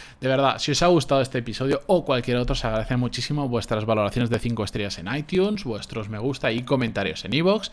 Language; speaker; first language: Spanish; native; Spanish